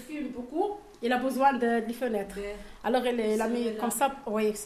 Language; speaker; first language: French; non-native, local second language; Arabic